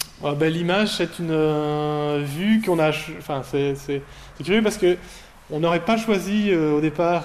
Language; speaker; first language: French; native; French